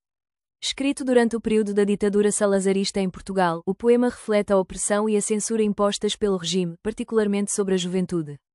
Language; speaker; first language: Portuguese; native; Portuguese